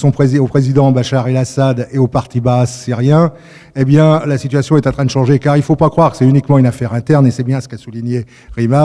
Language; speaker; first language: French; native; French